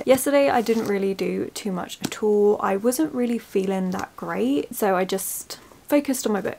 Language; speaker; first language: English; native; English